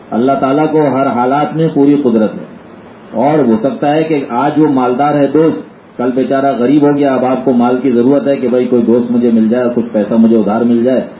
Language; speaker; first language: Urdu; native; Urdu